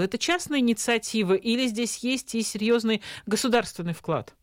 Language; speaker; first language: Russian; native; Russian